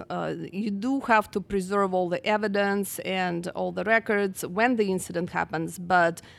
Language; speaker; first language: English; non-native, fluent; Russian